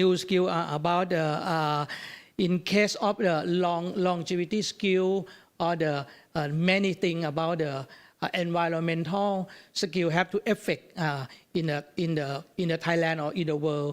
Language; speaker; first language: English; non-native, learner; Thai